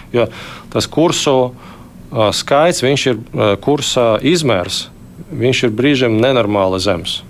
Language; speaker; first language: Latvian; non-native, local second language; Russian